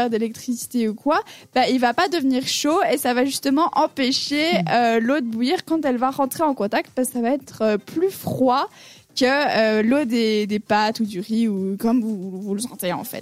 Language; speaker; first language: French; native; French